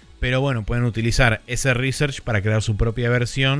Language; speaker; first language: Spanish; native; Spanish